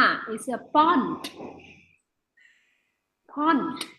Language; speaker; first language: English; non-native, fluent; Vietnamese